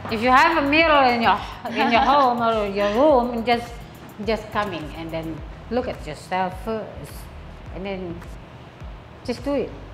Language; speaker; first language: English; non-native, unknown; Indonesian